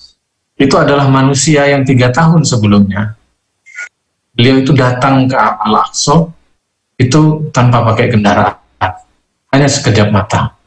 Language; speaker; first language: Indonesian; native; Indonesian